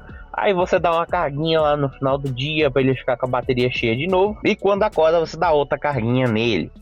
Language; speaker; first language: Portuguese; native; Portuguese